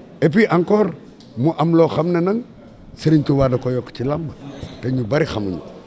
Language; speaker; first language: Wolof; native; Wolof